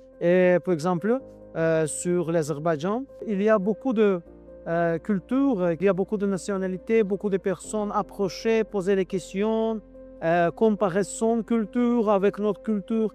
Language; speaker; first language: French; non-native, learner; Azerbaijani